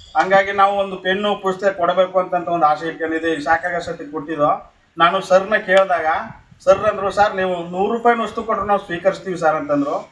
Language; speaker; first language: Kannada; native; Kannada